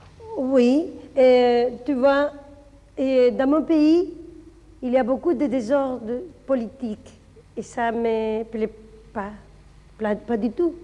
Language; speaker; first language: French; non-native, fluent; Spanish